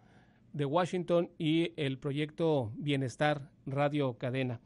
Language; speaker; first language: Spanish; native; Spanish